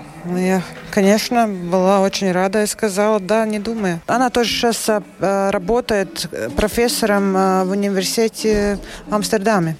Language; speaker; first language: Russian; non-native, local second language; Latvian